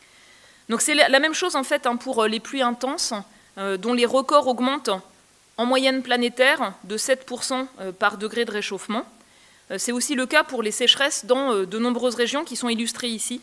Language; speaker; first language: French; native; French